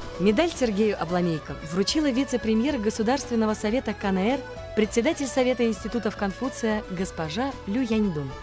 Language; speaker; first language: Russian; native; Russian